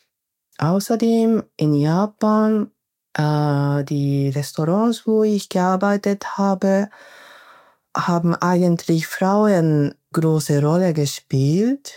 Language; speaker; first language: German; non-native, fluent; Japanese